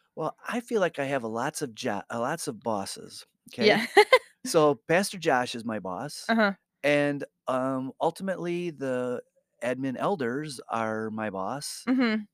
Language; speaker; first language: English; native; English